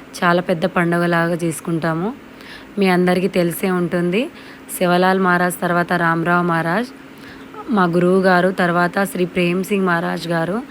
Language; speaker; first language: Telugu; non-native, local second language; Lambadi